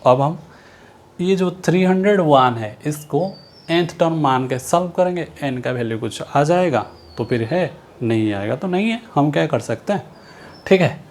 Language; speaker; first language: Hindi; non-native, local second language; Odia